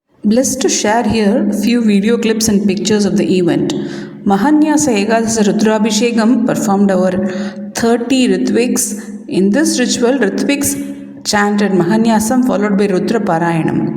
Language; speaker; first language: English; non-native, local second language; Tamil